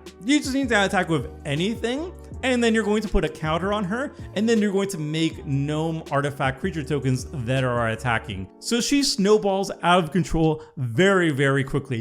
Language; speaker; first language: English; native; English